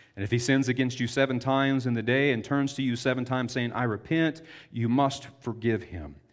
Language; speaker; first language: English; native; English